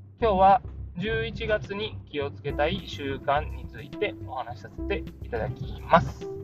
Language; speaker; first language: Japanese; native; Japanese